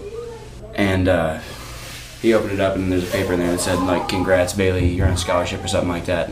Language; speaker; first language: English; native; English